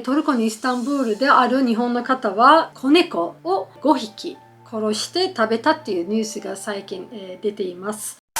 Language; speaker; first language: Japanese; non-native, fluent; Turkish